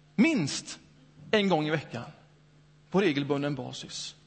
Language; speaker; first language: Swedish; native; Swedish